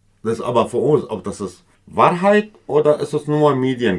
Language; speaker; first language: German; non-native, learner; Kurdish